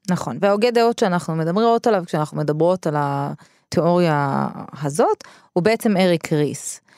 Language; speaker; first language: Hebrew; early bilingual, other home language; Russian